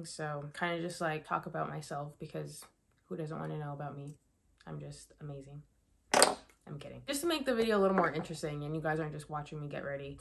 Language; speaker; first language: English; native; English